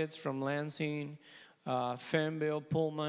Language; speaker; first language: English; non-native, fluent; Spanish